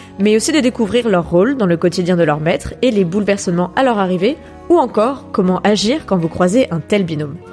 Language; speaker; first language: French; native; French